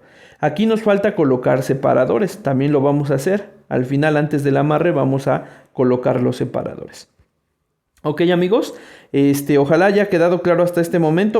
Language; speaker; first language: Spanish; native; Spanish